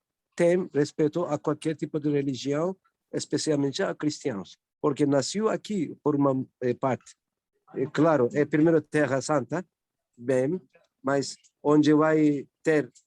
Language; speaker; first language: Portuguese; non-native, learner; Turkish